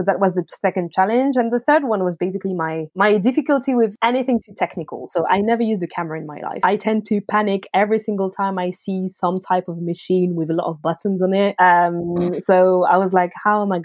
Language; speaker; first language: English; non-native, fluent; French